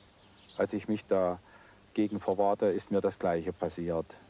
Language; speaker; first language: German; native; German